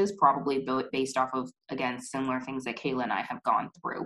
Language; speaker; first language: English; native; English